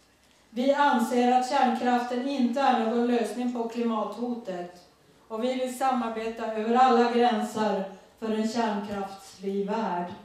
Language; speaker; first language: Swedish; native; Swedish